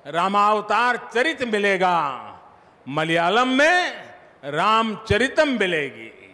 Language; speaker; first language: Hindi; non-native, local second language; Gujarati